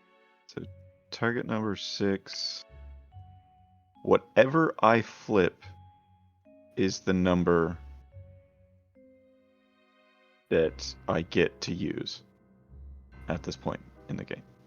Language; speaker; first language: English; native; English